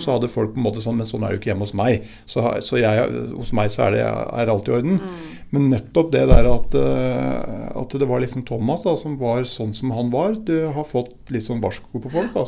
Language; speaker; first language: Norwegian; native; Norwegian